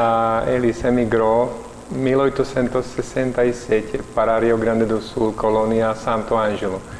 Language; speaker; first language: Portuguese; non-native, learner; Czech